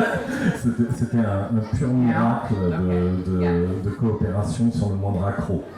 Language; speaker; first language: French; native; French